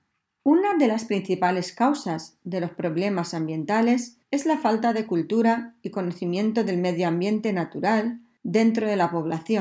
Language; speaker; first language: Spanish; native; Spanish